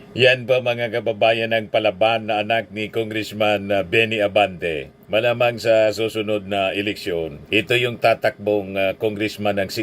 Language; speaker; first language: Filipino; non-native, local second language; Bikol